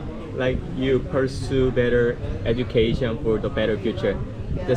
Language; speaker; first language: English; non-native, fluent; Korean